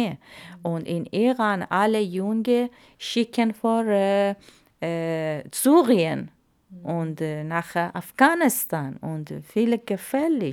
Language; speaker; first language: German; non-native, learner; Arabic